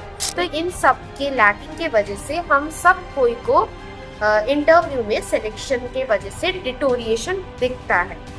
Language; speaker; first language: Hindi; non-native, local second language; Bangla